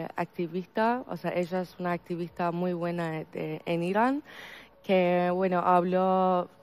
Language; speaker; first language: Spanish; non-native, fluent; Persian